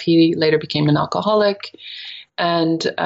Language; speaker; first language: English; native; English